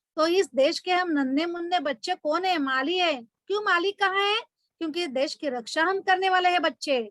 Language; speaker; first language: Hindi; non-native, local second language; Marathi